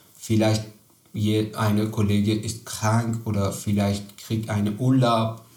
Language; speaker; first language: German; non-native, learner; Persian